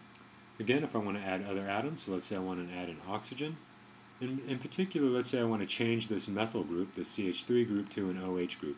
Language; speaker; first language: English; native; English